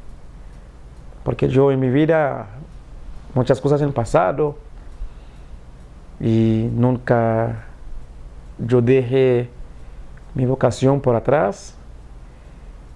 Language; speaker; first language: Spanish; non-native, fluent; Haitian Creole